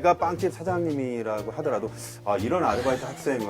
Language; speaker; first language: Korean; native; Korean